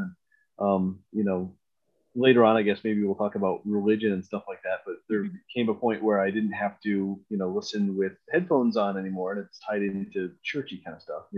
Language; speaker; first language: English; native; English